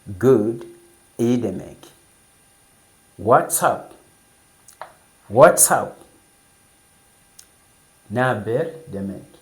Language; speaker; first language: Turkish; non-native, fluent; English